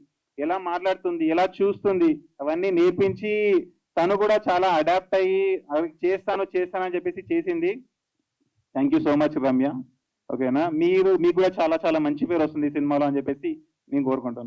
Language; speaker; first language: Telugu; native; Telugu